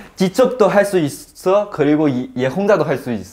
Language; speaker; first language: Korean; non-native, fluent; Chinese